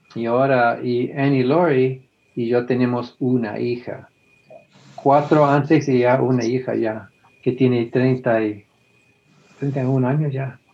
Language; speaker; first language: Spanish; non-native, fluent; English